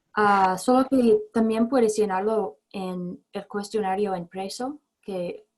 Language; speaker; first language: Spanish; non-native, fluent; English